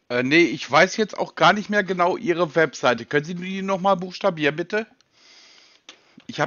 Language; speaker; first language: German; native; German